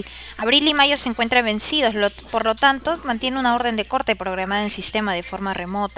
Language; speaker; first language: Spanish; native; Spanish